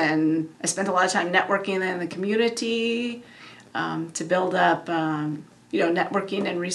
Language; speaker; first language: English; native; English